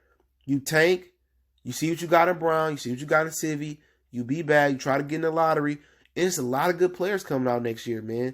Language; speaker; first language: English; native; English